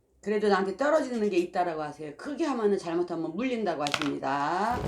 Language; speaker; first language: Korean; native; Korean